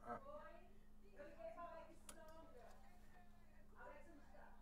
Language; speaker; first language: Portuguese; native; Portuguese